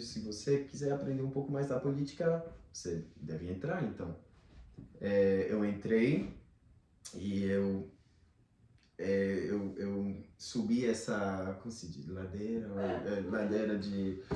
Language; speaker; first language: Portuguese; non-native, fluent; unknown